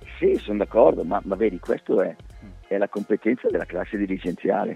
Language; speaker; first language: Italian; native; Italian